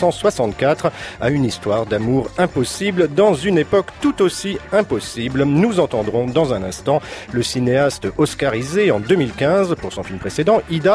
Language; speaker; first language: French; native; French